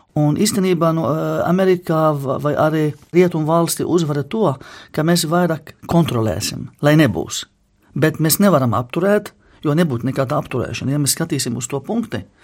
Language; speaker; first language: Latvian; non-native, fluent; Arabic